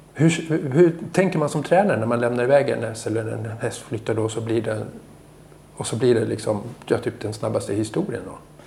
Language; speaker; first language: Swedish; native; Swedish